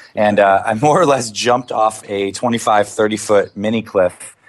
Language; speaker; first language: English; native; English